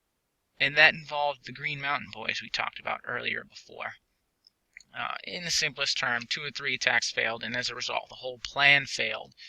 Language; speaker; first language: English; native; English